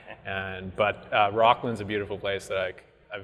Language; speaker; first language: English; non-native, fluent; French